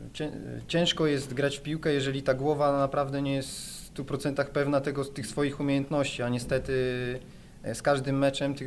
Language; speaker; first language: Polish; native; Polish